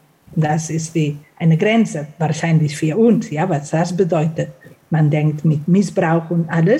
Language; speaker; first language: German; non-native, fluent; Catalan